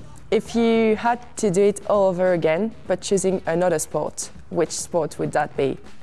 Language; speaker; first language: English; non-native, fluent; French